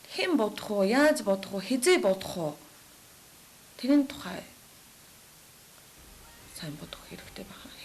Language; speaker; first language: Mongolian; non-native, learner; Japanese